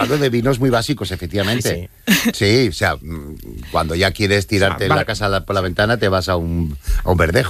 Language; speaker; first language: Spanish; native; Spanish